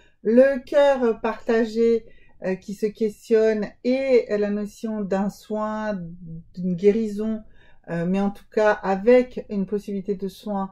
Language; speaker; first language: French; native; French